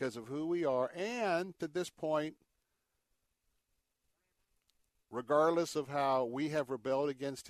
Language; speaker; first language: English; native; English